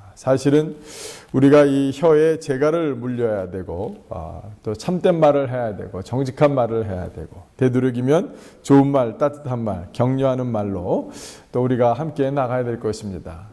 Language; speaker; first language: Korean; native; Korean